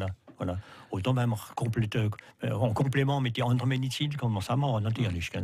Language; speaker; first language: German; non-native, learner; French